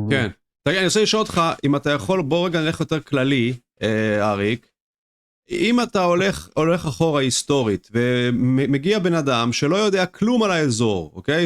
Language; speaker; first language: Hebrew; native; Hebrew